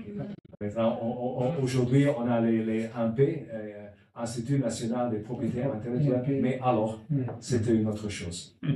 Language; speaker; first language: French; non-native, learner; Italian